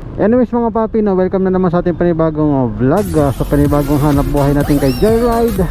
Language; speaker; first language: Filipino; native; Filipino